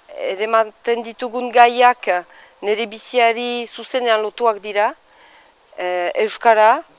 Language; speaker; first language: Basque; native; Basque